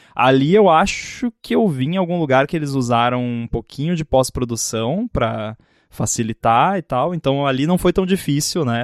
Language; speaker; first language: Portuguese; native; Portuguese